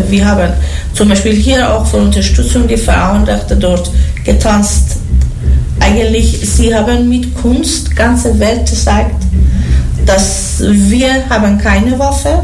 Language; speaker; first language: German; non-native, learner; Persian